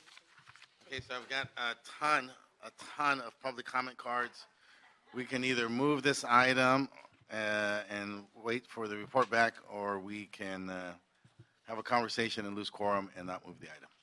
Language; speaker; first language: English; native; English